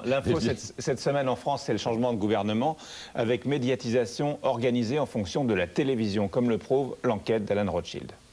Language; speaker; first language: French; native; French